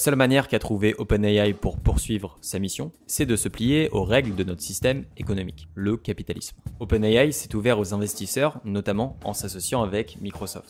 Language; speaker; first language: French; native; French